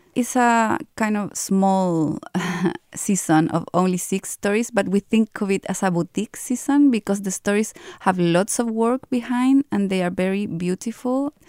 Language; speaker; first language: English; non-native, fluent; Spanish